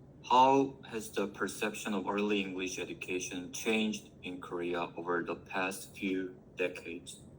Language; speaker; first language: English; non-native, learner; Korean